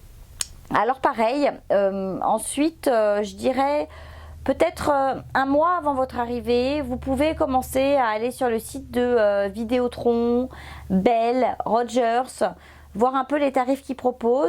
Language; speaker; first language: French; native; French